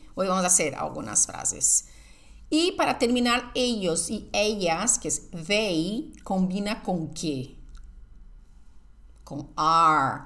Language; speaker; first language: Spanish; non-native, fluent; Portuguese